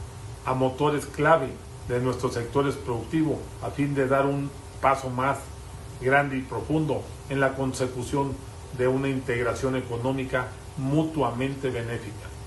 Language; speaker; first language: Spanish; native; Spanish